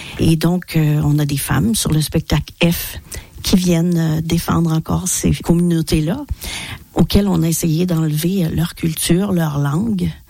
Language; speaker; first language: French; native; French